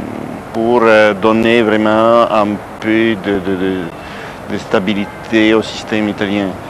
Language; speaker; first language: French; non-native, fluent; Italian